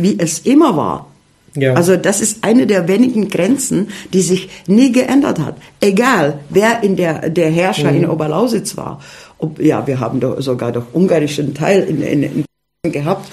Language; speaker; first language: German; early bilingual, heritage; Czech